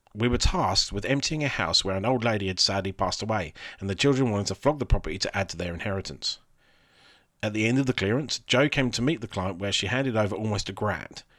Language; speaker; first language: English; native; English